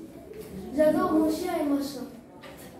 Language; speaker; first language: French; non-native, learner; Arabic